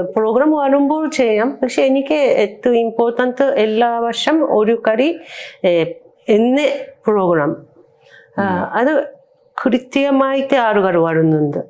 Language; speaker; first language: Malayalam; non-native, learner; Japanese